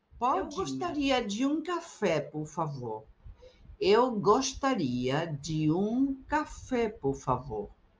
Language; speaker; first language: Portuguese; non-native, fluent; Spanish